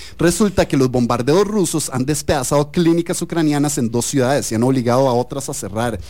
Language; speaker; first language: Spanish; native; Spanish